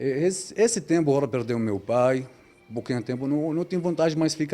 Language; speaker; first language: Portuguese; non-native, learner; Arabic